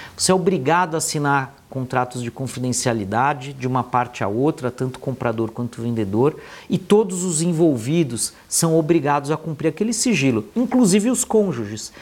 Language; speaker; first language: Portuguese; native; Portuguese